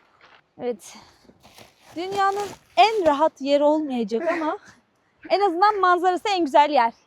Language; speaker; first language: Turkish; native; Turkish